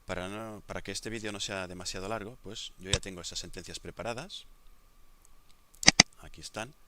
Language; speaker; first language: Spanish; native; Spanish